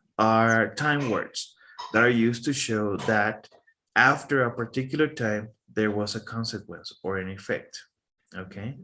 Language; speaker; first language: English; non-native, fluent; Spanish